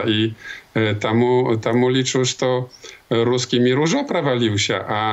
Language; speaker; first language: Polish; non-native, local second language; Belarusian